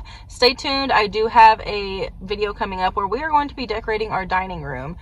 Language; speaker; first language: English; native; English